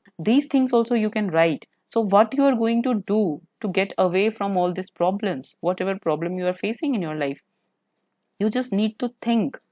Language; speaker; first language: English; non-native, local second language; Hindi